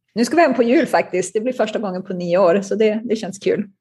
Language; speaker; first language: Swedish; native; Swedish